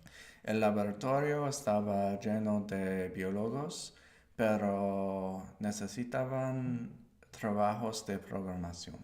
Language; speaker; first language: Spanish; non-native, learner; English